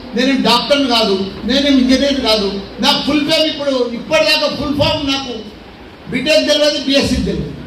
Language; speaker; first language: Telugu; native; Telugu